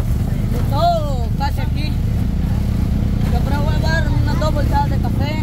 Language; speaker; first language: Spanish; native; Spanish